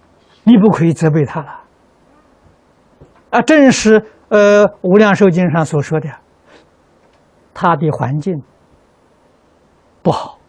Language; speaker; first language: Chinese; native; Chinese